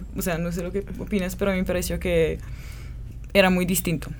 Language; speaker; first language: Spanish; non-native, fluent; French